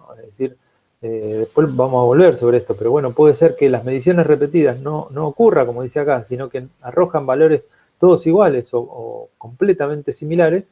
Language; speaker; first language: Spanish; native; Spanish